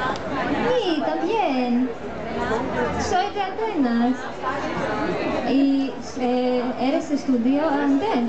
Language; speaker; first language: Spanish; non-native, learner; Greek